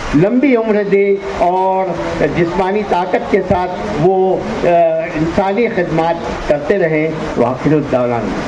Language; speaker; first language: Hindi; non-native, local second language; Urdu